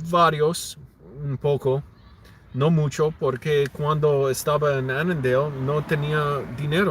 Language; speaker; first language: Spanish; non-native, learner; English